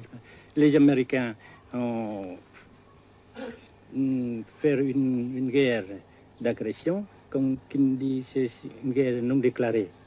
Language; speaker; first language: French; non-native, local second language; Vietnamese